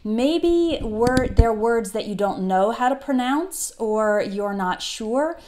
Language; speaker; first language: English; native; English